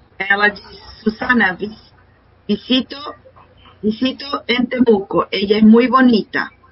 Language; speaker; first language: Portuguese; non-native, fluent; Spanish